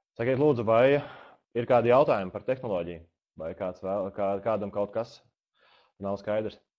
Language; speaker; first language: Latvian; native; Latvian